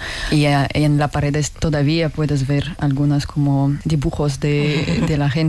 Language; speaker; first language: Spanish; non-native, learner; Russian